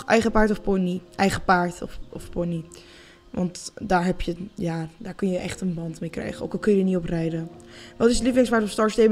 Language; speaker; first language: Dutch; native; Dutch